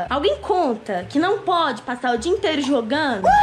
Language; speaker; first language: Portuguese; native; Portuguese